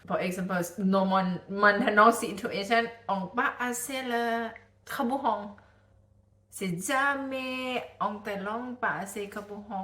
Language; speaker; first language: French; non-native, learner; Thai